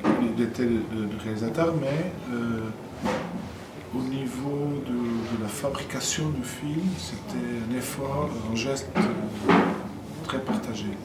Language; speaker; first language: French; non-native, fluent; Portuguese